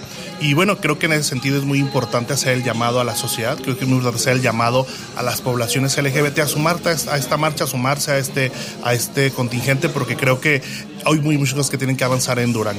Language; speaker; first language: Spanish; native; Spanish